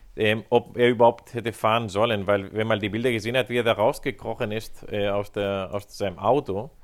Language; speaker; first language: German; non-native, fluent; Spanish